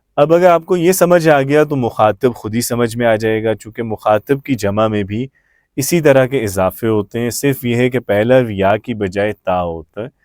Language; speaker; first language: Urdu; native; Urdu